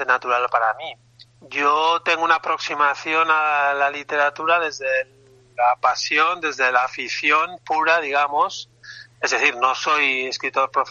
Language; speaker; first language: Spanish; non-native, local second language; Basque